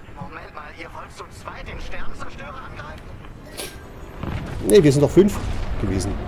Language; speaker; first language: German; native; German